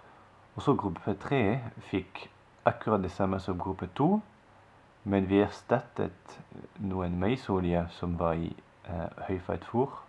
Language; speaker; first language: Norwegian; non-native, fluent; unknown